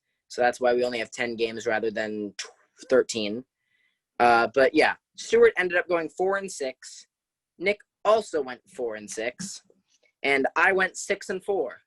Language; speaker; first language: English; native; English